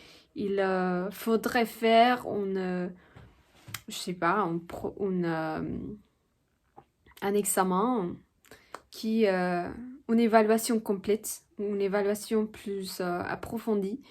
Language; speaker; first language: French; non-native, fluent; Spanish